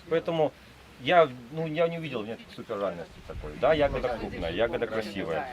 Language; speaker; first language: Russian; native; Russian